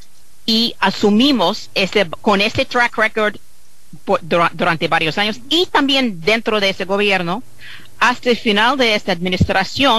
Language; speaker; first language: Spanish; non-native, fluent; English